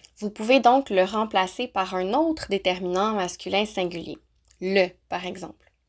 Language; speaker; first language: French; native; French